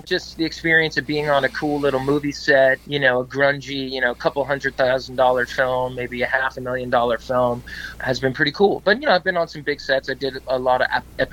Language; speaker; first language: English; native; English